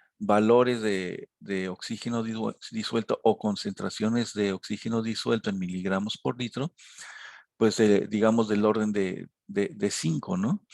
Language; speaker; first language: Spanish; native; Spanish